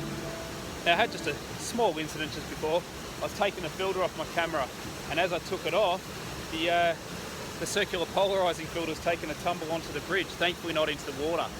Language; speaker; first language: English; native; English